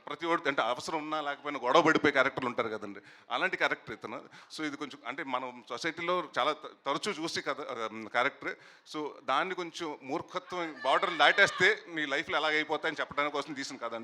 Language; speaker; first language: Telugu; native; Telugu